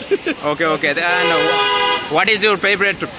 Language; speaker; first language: English; non-native, learner; Bangla